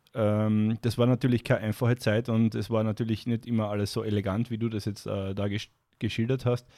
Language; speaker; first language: German; native; German